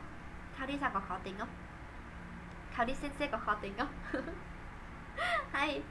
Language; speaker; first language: Japanese; non-native, fluent; Vietnamese